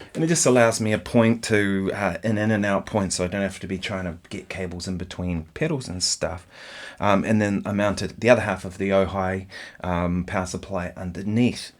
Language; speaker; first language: English; native; English